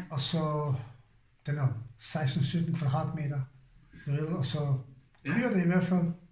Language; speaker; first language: Danish; non-native, fluent; Serbian